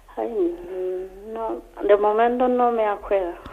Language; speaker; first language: Spanish; non-native, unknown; Kamba